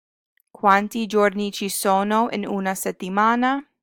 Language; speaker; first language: Italian; non-native, fluent; English